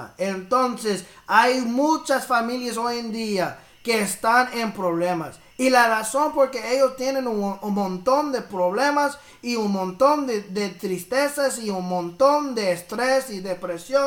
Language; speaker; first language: Spanish; early bilingual, heritage; English